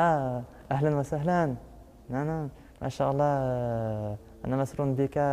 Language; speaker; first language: Arabic; non-native, learner; French